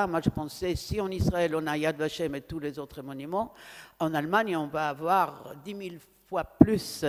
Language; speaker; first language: French; non-native, fluent; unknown